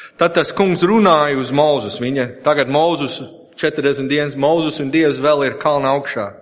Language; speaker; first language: Latvian; non-native, fluent; English